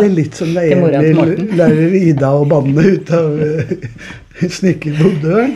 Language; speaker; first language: Norwegian; native; Norwegian